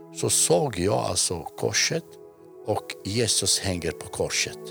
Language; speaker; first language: Swedish; non-native, fluent; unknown